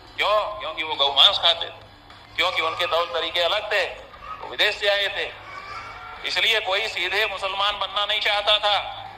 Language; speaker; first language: Hindi; native; Hindi